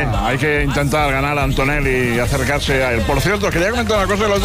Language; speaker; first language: Spanish; native; Spanish